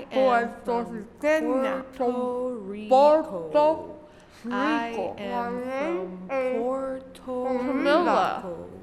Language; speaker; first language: English; non-native, local second language; Spanish